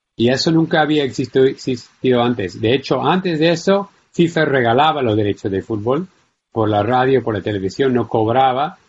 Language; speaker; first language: Spanish; non-native, fluent; English